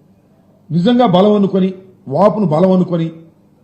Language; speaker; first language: Telugu; native; Telugu